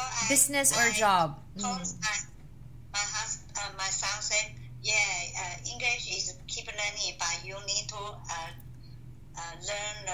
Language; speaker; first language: English; non-native, learner; Chinese